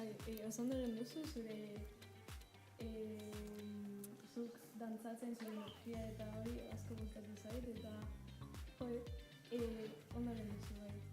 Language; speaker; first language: Basque; non-native, local second language; Spanish